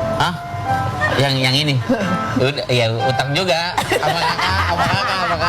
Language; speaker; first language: Indonesian; native; Indonesian